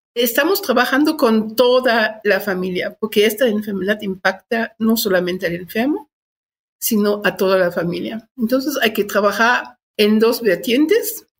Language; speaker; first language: Spanish; non-native, fluent; German